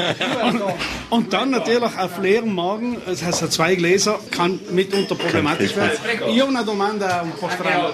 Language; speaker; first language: German; native; German